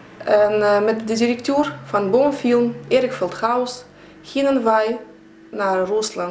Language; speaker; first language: Dutch; non-native, fluent; Russian